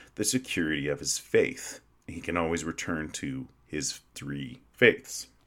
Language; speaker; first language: English; native; English